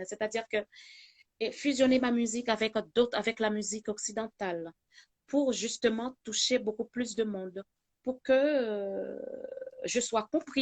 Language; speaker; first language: French; non-native, local second language; Haitian Creole